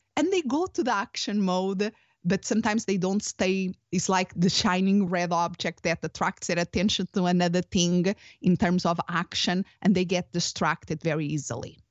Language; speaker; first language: English; non-native, fluent; Portuguese